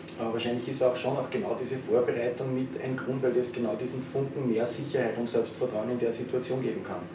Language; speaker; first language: German; native; German